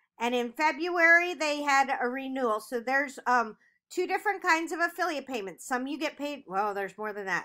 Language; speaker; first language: English; native; English